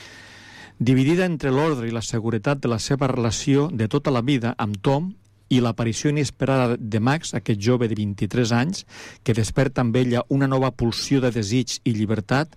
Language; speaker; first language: Catalan; native; Catalan